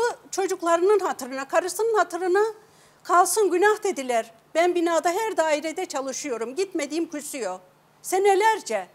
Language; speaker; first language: Turkish; native; Turkish